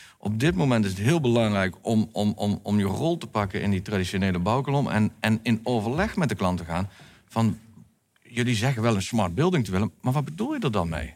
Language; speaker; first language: Dutch; native; Dutch